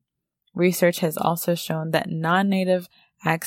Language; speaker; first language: English; native; English